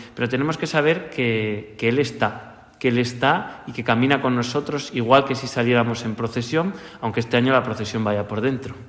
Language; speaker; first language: Spanish; native; Spanish